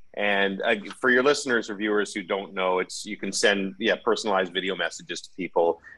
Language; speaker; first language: English; native; English